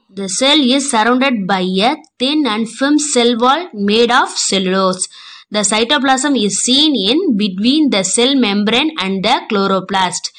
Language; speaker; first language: English; non-native, local second language; Tamil